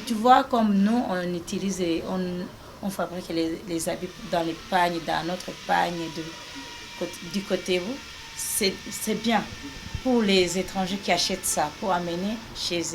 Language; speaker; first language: French; non-native, local second language; Rundi